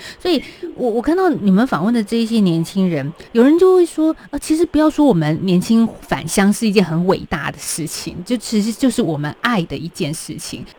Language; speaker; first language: Chinese; native; Chinese